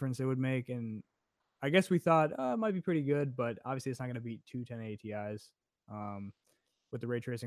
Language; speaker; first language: English; native; English